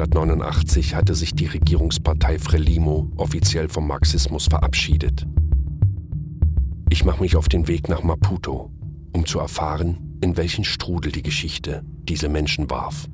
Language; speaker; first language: German; native; German